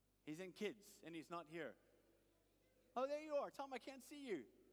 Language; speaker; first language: English; native; English